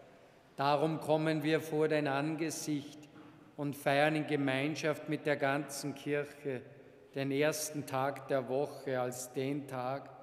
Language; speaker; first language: German; native; German